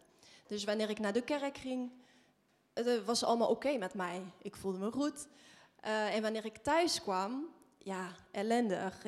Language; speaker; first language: Dutch; non-native, fluent; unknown